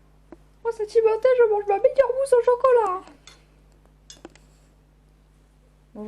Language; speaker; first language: French; native; French